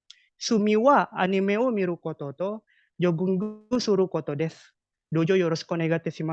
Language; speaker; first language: Japanese; non-native, learner; Indonesian